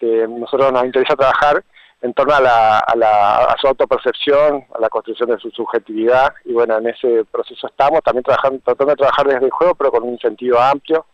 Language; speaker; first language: Spanish; native; Spanish